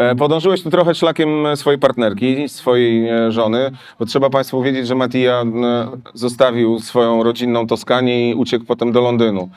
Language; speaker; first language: Polish; native; Polish